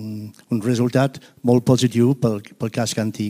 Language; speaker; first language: Catalan; non-native, fluent; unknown